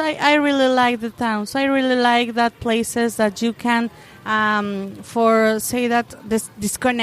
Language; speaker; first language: English; non-native, learner; Spanish